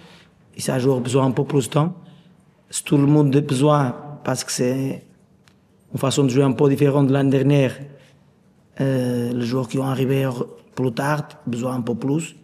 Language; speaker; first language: French; non-native, learner; Portuguese